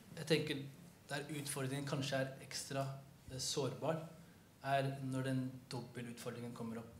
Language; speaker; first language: Norwegian; early bilingual, other home language; Somali